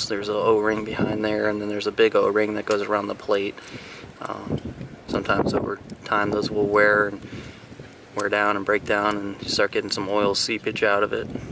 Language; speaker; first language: English; native; English